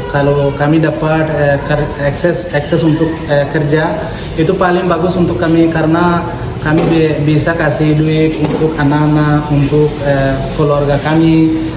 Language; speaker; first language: Indonesian; non-native, learner; Rohingya